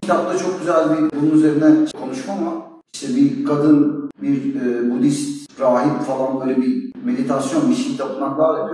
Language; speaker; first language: Turkish; native; Turkish